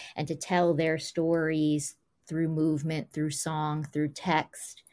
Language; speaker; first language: English; native; English